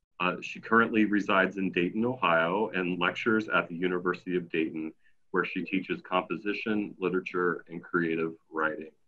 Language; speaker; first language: English; native; English